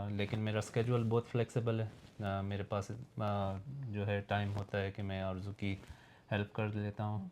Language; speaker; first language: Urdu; non-native, local second language; Pashto